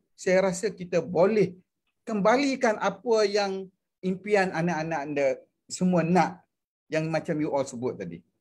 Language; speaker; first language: Malay; native; Malay